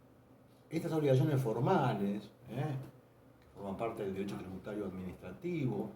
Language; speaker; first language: Spanish; native; Spanish